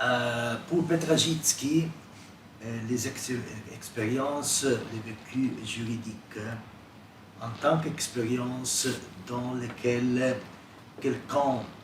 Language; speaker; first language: French; non-native, fluent; Italian